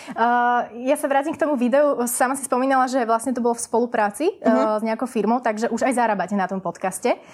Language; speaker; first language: Slovak; native; Slovak